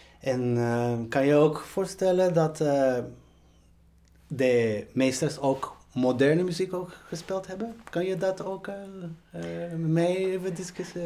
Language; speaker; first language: Dutch; non-native, fluent; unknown